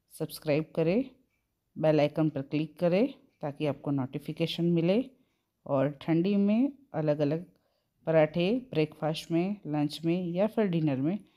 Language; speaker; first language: Hindi; non-native, local second language; Gujarati